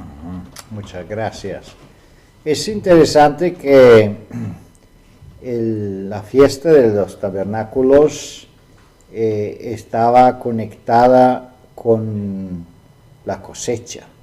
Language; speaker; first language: Spanish; non-native, fluent; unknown